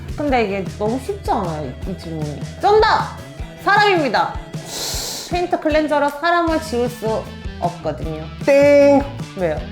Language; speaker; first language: Korean; non-native, fluent; Turkish